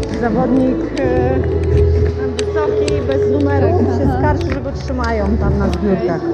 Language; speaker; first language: Polish; native; Polish